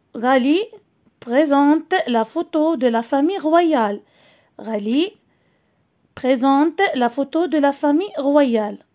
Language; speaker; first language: French; non-native, local second language; Arabic